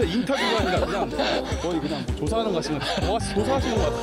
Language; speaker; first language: Korean; native; Korean